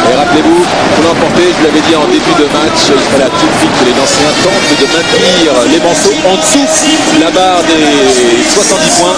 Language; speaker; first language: French; native; French